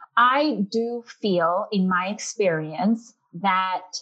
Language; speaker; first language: English; non-native, local second language; Urdu